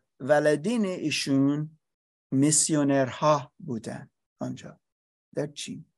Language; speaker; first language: Persian; non-native, learner; English